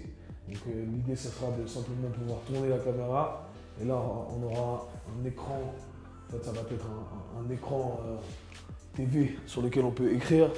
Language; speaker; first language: French; native; French